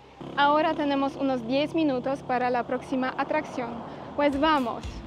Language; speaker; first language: Spanish; non-native, fluent; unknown